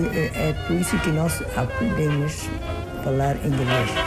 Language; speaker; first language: Portuguese; early bilingual, heritage; Portuguese